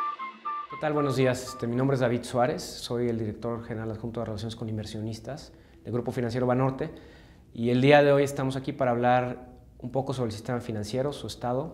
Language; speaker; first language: Spanish; native; Spanish